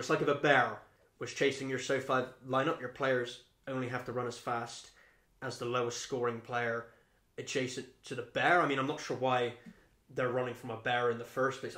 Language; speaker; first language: English; native; English